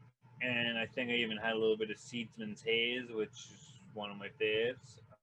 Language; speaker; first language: English; native; English